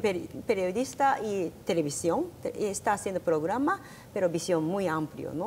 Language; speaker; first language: Spanish; non-native, learner; Japanese